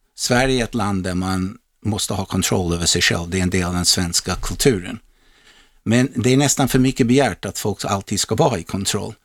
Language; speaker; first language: Swedish; non-native, fluent; English